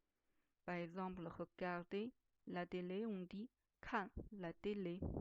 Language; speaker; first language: French; non-native, fluent; Chinese